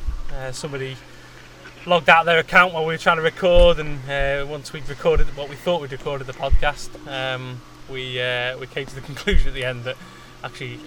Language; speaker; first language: English; native; English